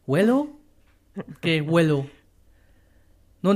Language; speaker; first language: Spanish; non-native, fluent; German